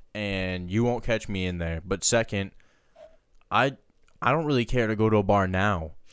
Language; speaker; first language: English; native; English